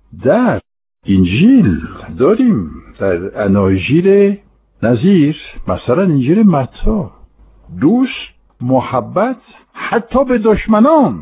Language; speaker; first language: Persian; non-native, fluent; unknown